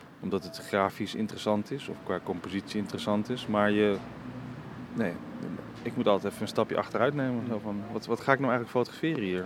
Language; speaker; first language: Dutch; native; Dutch